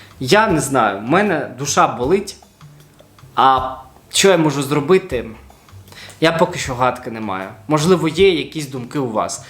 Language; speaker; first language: Ukrainian; non-native, local second language; Russian